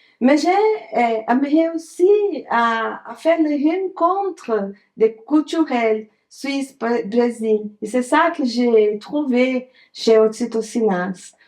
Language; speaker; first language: French; non-native, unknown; Portuguese